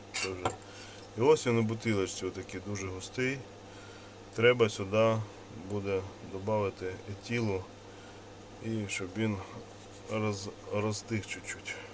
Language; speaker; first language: Ukrainian; non-native, local second language; Russian